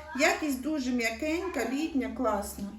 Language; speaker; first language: Ukrainian; native; Ukrainian